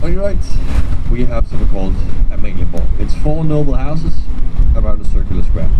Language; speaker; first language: English; non-native, fluent; Danish